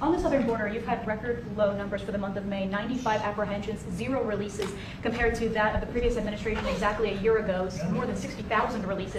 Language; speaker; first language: English; native; English